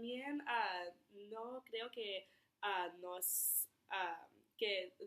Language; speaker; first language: Spanish; non-native, learner; English